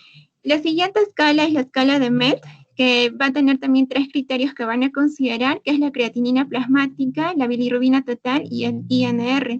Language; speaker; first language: Spanish; native; Spanish